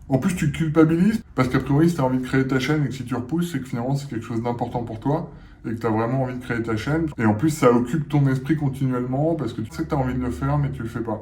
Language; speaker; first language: French; native; French